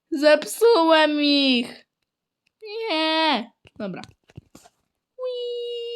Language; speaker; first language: Polish; native; Polish